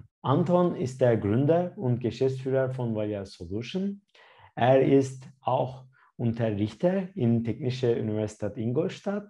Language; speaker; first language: German; non-native, fluent; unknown